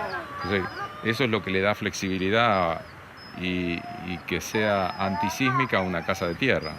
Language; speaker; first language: Spanish; native; Spanish